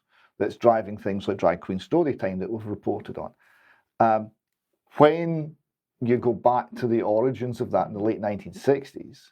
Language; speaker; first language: English; native; English